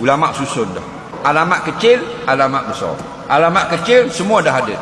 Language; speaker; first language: Malay; native; Malay